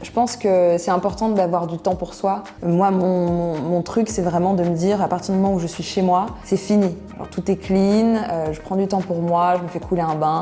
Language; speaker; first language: French; native; French